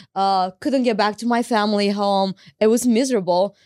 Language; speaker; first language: English; non-native, fluent; Romanian